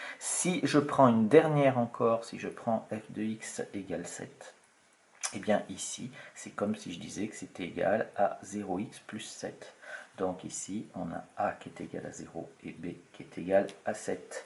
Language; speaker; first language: French; native; French